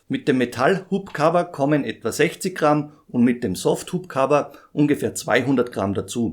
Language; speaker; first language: German; native; German